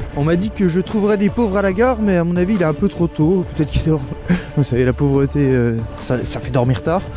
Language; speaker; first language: French; native; French